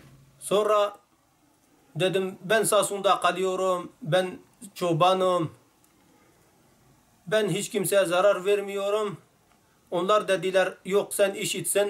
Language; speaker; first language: Turkish; non-native, local second language; Arabic